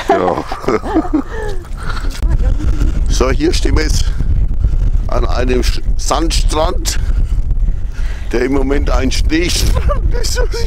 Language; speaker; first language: German; native; German